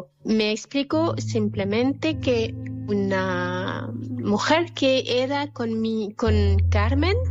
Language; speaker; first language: Spanish; non-native, learner; French